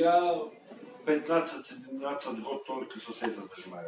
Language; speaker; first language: Russian; non-native, learner; Bulgarian